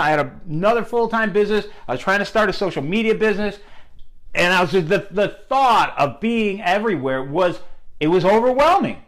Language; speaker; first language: English; native; English